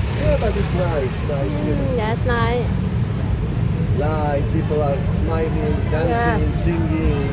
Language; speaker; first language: English; non-native, learner; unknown